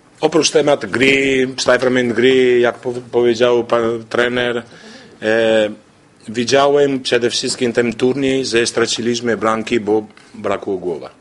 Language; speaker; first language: Polish; non-native, learner; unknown